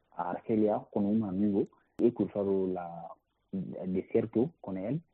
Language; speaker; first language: Spanish; non-native, learner; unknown